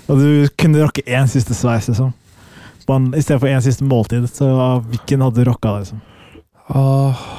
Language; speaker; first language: Norwegian; early bilingual, other home language; Somali